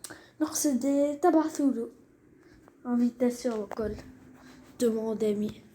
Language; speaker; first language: Arabic; native; Arabic